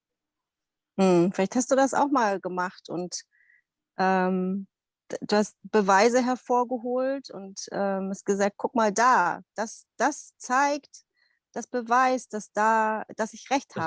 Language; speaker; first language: German; non-native, fluent; Dutch